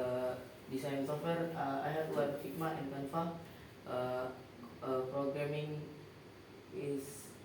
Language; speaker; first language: English; non-native, learner; Indonesian